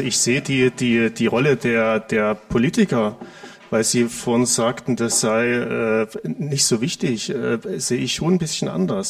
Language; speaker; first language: German; native; German